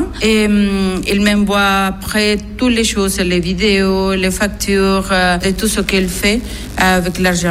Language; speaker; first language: French; non-native, learner; Spanish